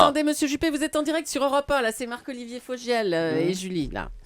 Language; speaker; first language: French; native; French